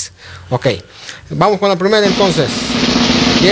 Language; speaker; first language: Spanish; native; Spanish